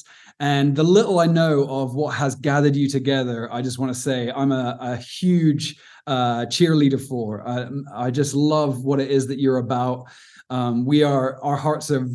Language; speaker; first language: English; native; English